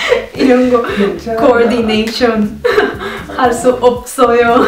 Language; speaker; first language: Korean; non-native, learner; Spanish